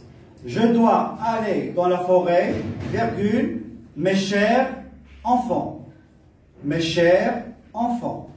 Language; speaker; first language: French; non-native, local second language; Arabic